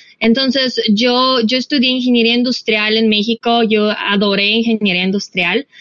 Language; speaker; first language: Spanish; non-native, fluent; Russian